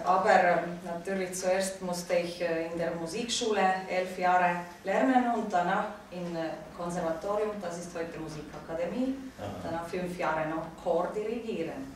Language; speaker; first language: German; non-native, learner; Polish